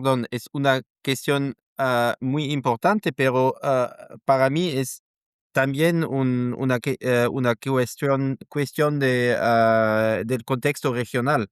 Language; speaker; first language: Spanish; non-native, learner; German